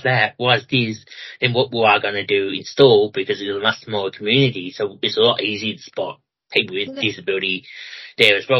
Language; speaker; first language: English; native; English